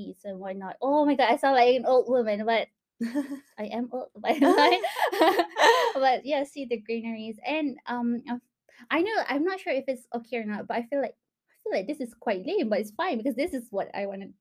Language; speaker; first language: English; non-native, local second language; Malay